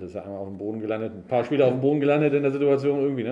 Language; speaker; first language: German; native; German